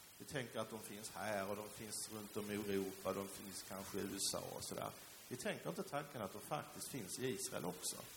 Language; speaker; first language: Swedish; early bilingual, other home language; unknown